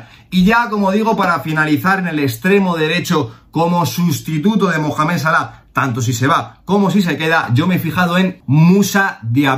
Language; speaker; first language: Spanish; native; Spanish